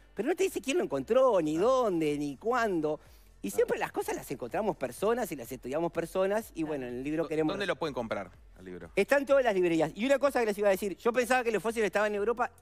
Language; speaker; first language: Spanish; native; Spanish